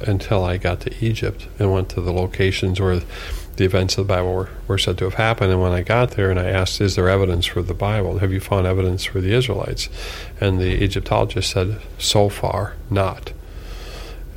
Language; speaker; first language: English; native; English